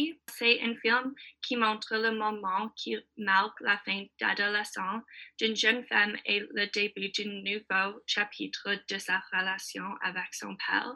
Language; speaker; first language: French; non-native, learner; English